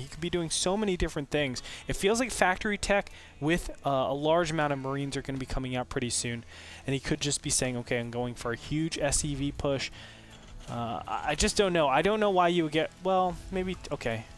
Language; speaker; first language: English; native; English